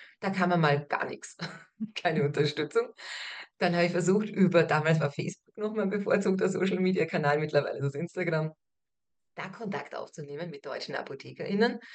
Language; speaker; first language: German; native; German